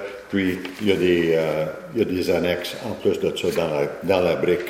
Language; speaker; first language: French; native; French